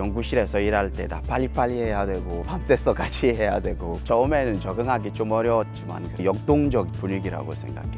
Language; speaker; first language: Korean; non-native, fluent; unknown